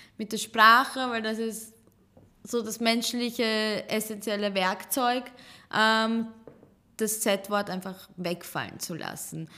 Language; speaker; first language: German; early bilingual, other home language; Serbian